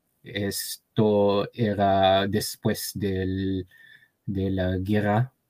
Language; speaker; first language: Spanish; non-native, learner; Chinese